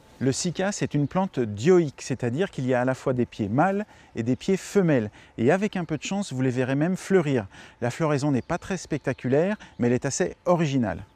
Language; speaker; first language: French; native; French